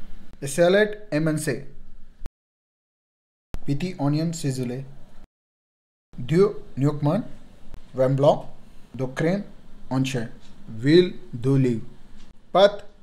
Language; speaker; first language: French; non-native, learner; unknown